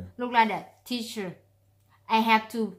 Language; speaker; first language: English; non-native, learner; Thai